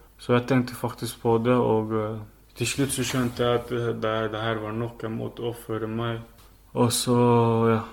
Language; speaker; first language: Norwegian; early bilingual, other home language; Filipino